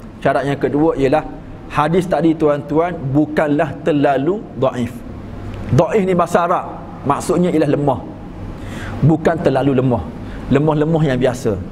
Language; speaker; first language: Malay; native; Malay